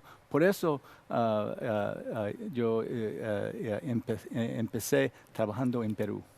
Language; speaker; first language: Spanish; non-native, learner; Korean